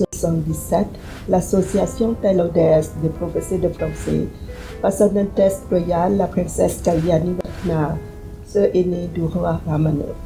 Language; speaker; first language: French; non-native, fluent; Thai